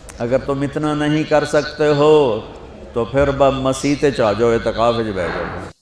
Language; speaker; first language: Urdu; non-native, local second language; Punjabi